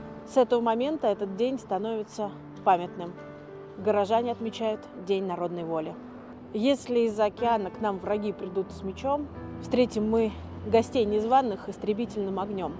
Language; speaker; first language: Russian; native; Russian